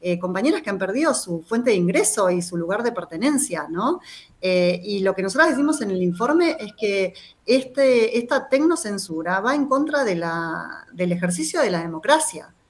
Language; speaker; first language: Spanish; native; Spanish